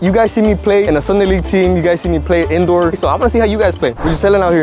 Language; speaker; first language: English; early bilingual, other home language; Spanish